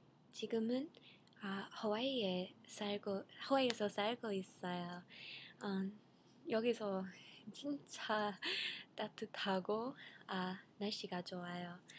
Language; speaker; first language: Korean; non-native, learner; English